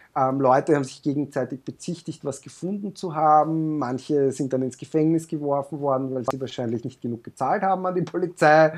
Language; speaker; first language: German; native; German